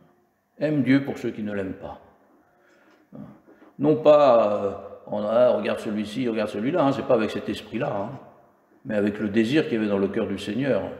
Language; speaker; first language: French; native; French